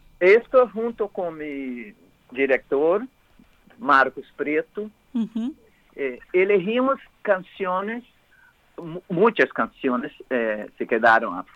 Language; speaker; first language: Spanish; non-native, learner; Portuguese